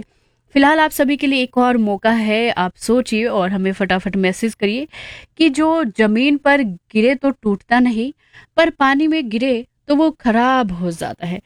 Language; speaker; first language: Hindi; native; Hindi